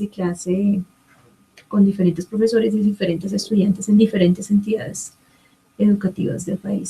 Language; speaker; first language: Spanish; native; Spanish